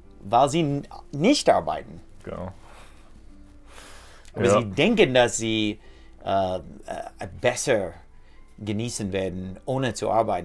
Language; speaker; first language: German; non-native, learner; English